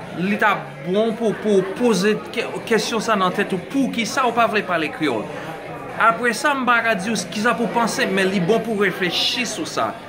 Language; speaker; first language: Haitian Creole; non-native, fluent; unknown